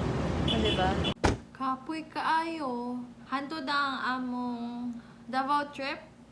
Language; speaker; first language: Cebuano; non-native, learner; Filipino